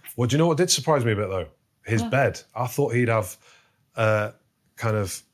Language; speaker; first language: English; native; English